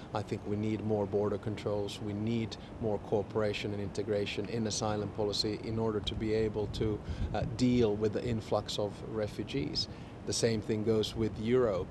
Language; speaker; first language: English; non-native, fluent; Finnish